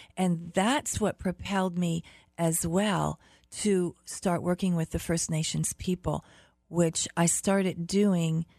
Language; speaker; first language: English; early bilingual, other home language; German